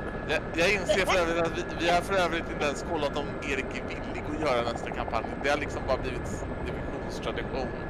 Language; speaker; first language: Swedish; native; Swedish